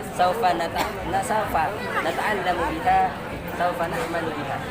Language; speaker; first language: Arabic; non-native, learner; Indonesian